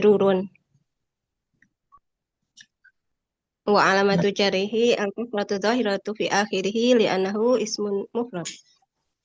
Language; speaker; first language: Arabic; non-native, learner; Indonesian